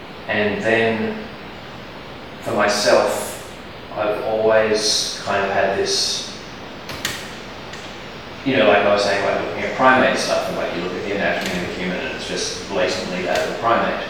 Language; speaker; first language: English; native; English